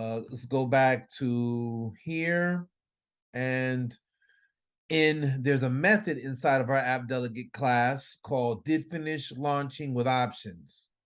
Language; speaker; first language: English; native; English